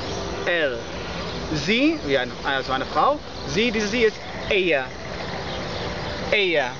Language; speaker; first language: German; non-native, learner; English